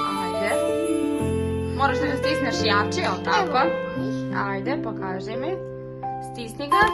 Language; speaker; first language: Bosnian; native; Bosnian